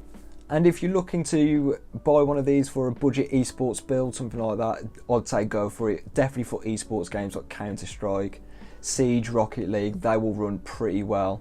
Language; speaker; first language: English; native; English